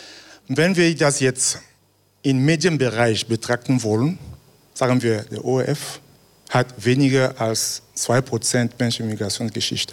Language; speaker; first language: German; non-native, fluent; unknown